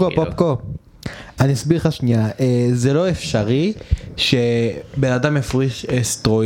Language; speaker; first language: Hebrew; native; Hebrew